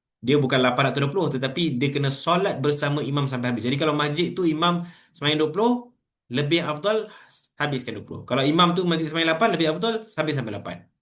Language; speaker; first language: Malay; native; Malay